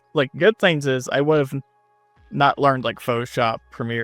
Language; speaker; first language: English; native; English